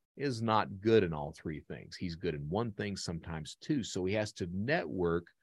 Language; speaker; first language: English; native; English